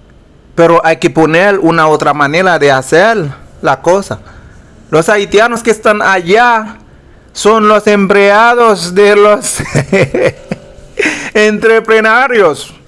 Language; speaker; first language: Spanish; non-native, fluent; Haitian Creole